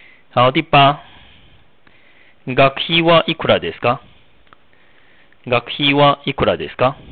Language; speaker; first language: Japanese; non-native, fluent; Chinese